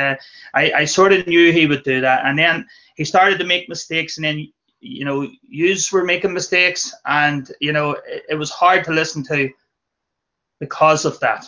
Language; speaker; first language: English; native; English